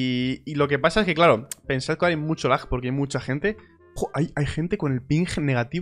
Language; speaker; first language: Spanish; native; Spanish